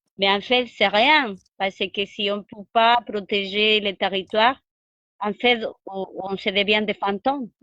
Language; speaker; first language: French; non-native, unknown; Spanish